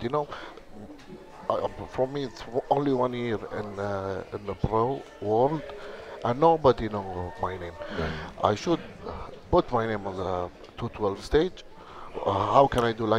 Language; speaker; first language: English; non-native, learner; Arabic